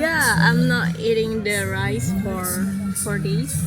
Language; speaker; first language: English; non-native, learner; Indonesian